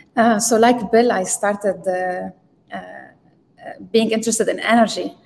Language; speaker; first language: English; non-native, fluent; Arabic